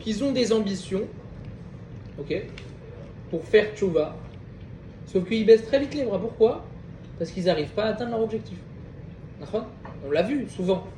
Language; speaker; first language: French; native; French